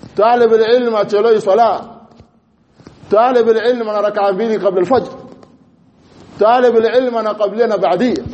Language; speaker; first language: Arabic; non-native, fluent; Swahili